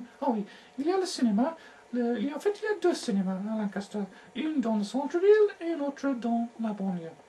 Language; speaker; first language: French; non-native, learner; English